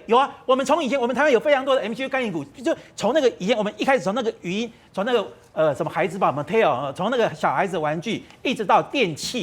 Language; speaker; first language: Chinese; native; Chinese